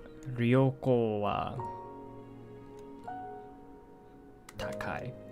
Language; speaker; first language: Japanese; non-native, learner; English